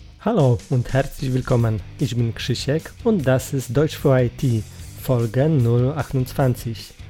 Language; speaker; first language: German; non-native, learner; Polish